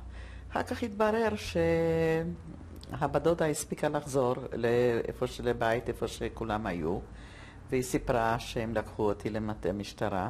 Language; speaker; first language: Hebrew; non-native, fluent; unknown